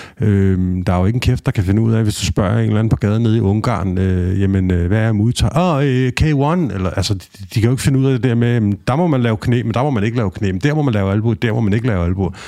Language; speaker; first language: Danish; native; Danish